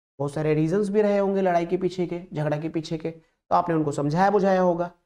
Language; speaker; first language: Hindi; native; Hindi